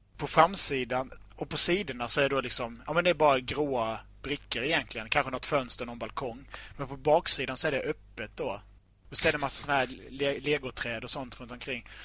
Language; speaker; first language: Swedish; native; Swedish